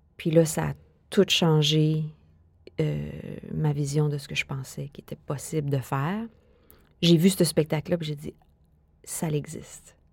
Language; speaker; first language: French; native; French